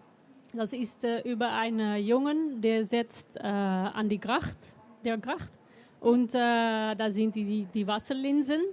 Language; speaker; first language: German; non-native, learner; Dutch